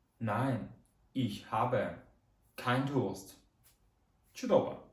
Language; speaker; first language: German; non-native, fluent; Ukrainian